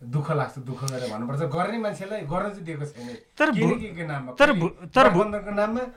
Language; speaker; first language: Nepali; native; Nepali